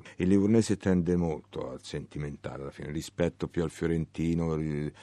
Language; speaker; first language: Italian; native; Italian